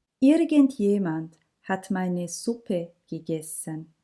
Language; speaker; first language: German; non-native, learner; Turkish